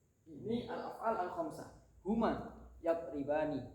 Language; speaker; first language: Arabic; non-native, fluent; Indonesian